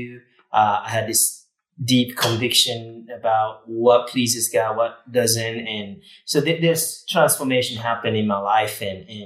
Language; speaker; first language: English; non-native, fluent; Japanese